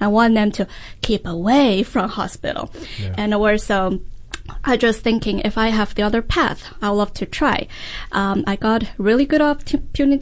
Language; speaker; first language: English; non-native, fluent; Chinese